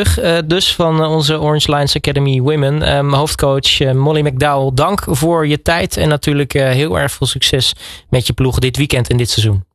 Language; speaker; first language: Dutch; native; Dutch